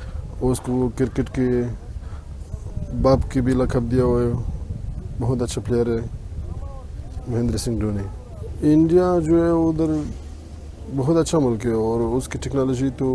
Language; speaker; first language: Hindi; non-native, fluent; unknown